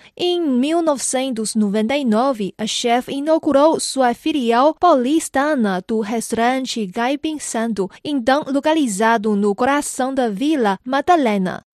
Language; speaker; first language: Portuguese; non-native, fluent; Chinese